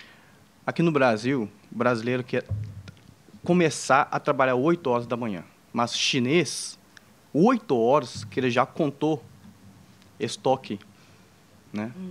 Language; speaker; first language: Portuguese; non-native, fluent; Chinese